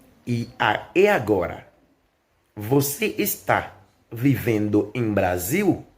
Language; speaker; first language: Portuguese; non-native, learner; Haitian Creole